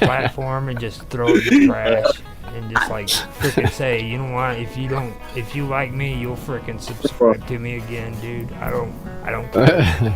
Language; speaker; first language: English; native; English